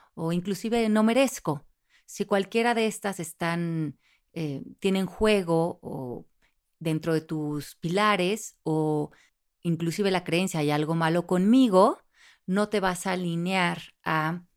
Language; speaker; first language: Spanish; native; Spanish